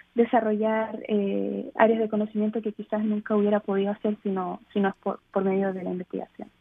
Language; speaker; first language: Spanish; native; Spanish